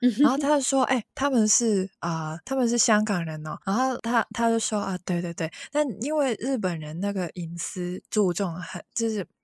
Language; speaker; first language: Chinese; non-native, local second language; Cantonese